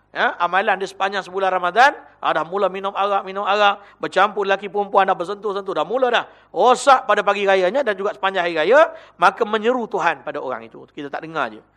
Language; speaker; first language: Malay; native; Malay